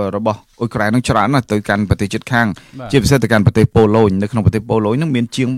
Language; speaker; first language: Khmer; native; Khmer